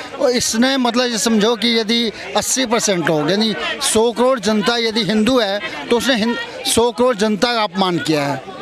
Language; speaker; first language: Hindi; native; Hindi